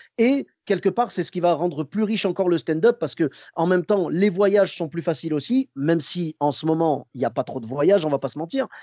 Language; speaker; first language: French; early bilingual, other home language; Arabic